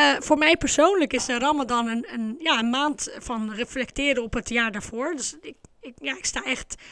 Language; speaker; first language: Dutch; early bilingual, other home language; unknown